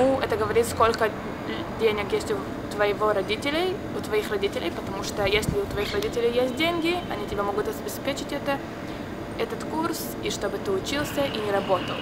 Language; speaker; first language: Russian; early bilingual, heritage; Russian